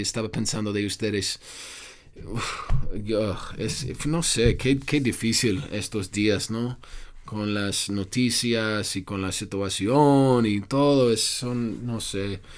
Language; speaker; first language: Spanish; non-native, fluent; English